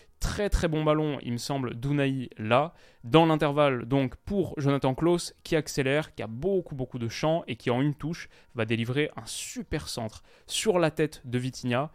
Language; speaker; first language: French; native; French